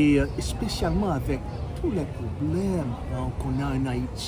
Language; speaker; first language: French; non-native, local second language; Haitian Creole